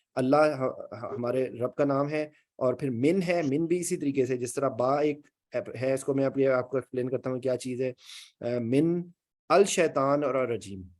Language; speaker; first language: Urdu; native; Urdu